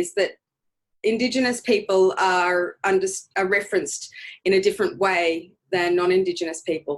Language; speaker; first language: English; native; English